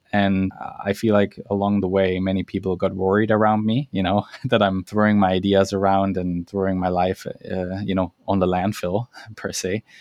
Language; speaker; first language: English; non-native, fluent; German